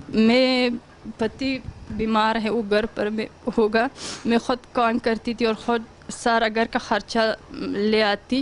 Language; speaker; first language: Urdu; non-native, learner; Pashto